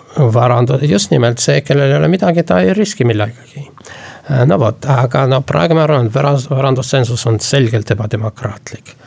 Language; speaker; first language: Estonian; non-native, local second language; Russian